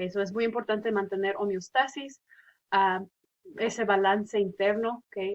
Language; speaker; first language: Spanish; early bilingual, heritage; Spanish